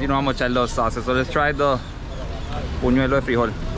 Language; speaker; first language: English; early bilingual, other home language; Spanish